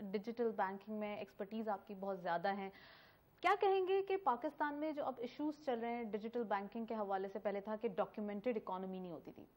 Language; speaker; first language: Urdu; native; Urdu